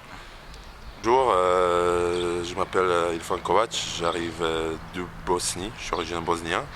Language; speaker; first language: French; non-native, fluent; Bosnian